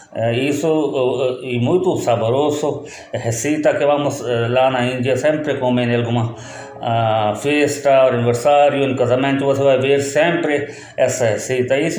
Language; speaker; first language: Portuguese; non-native, learner; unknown